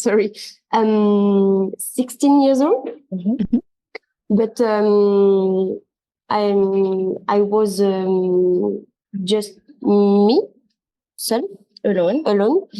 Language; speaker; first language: English; non-native, learner; French